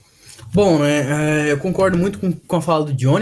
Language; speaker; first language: Portuguese; native; Portuguese